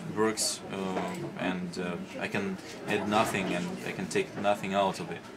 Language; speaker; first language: English; non-native, fluent; Russian